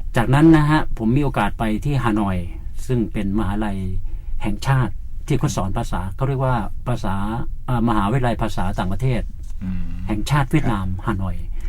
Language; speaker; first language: Thai; native; Thai